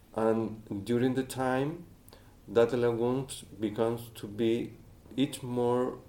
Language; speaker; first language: English; non-native, fluent; Spanish